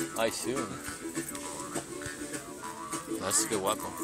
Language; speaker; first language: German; non-native, learner; Spanish